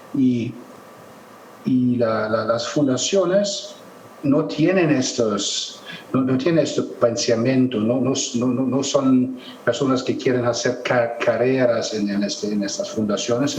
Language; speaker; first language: Spanish; non-native, fluent; German